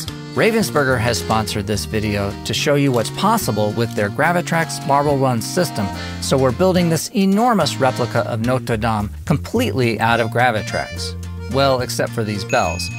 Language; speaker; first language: English; native; English